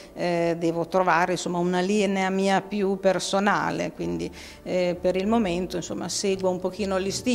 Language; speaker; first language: Italian; native; Italian